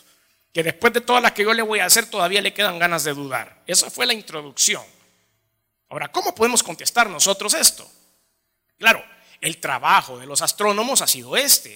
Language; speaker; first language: Spanish; native; Spanish